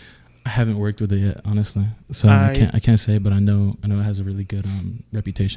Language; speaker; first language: English; native; English